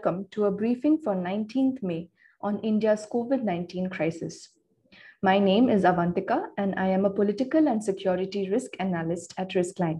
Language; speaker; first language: English; non-native, local second language; Bangla